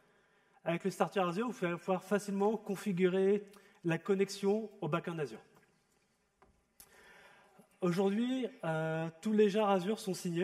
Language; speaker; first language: French; native; French